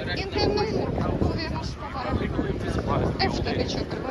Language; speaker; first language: Swedish; non-native, learner; Russian